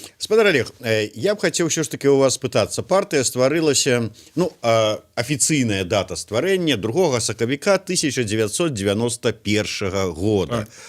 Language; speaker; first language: Belarusian; native; Belarusian